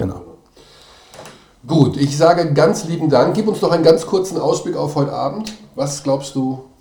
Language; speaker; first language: German; native; German